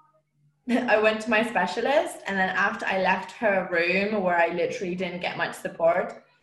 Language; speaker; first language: English; non-native, fluent; Romanian